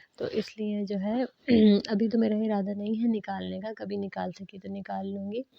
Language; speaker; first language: Urdu; native; Urdu